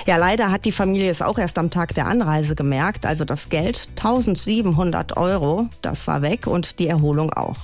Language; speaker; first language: German; native; German